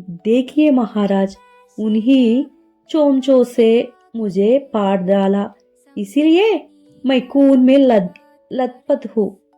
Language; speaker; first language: Hindi; non-native, local second language; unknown